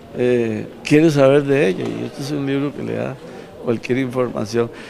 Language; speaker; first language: Spanish; native; Spanish